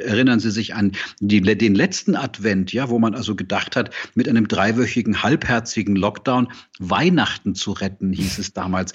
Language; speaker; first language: German; native; German